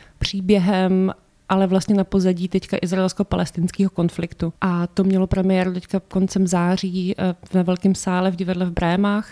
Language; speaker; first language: Czech; native; Czech